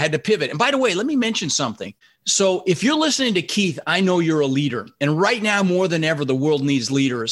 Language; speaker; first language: English; early bilingual, other home language; Dutch